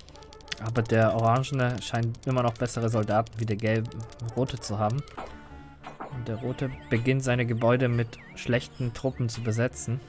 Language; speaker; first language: German; native; German